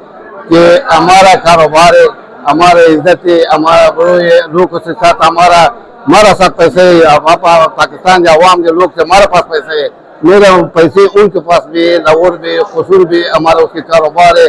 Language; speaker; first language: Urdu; non-native, learner; Pashto